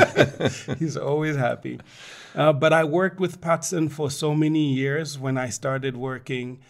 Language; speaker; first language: English; non-native, local second language; Bemba